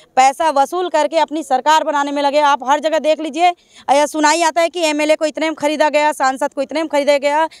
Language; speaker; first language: Hindi; native; Hindi